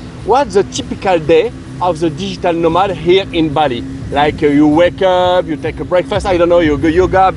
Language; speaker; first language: English; non-native, learner; French